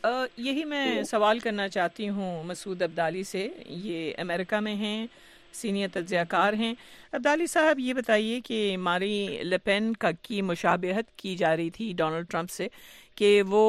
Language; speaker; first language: Urdu; native; Urdu